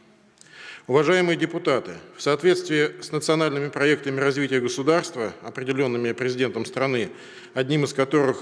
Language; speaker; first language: Russian; native; Russian